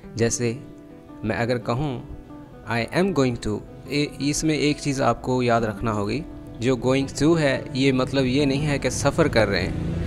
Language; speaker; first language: Urdu; native; Urdu